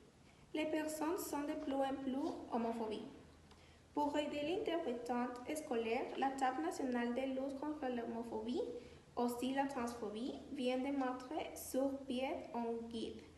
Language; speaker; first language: French; non-native, learner; Spanish